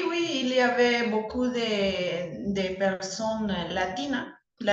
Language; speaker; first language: French; non-native, learner; Spanish